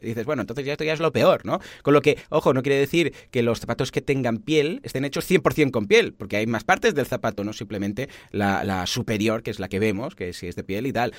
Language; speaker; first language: Spanish; native; Spanish